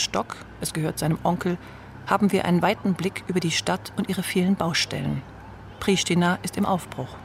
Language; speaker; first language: German; native; German